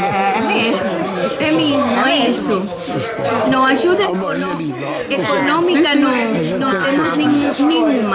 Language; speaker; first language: Portuguese; non-native, learner; Spanish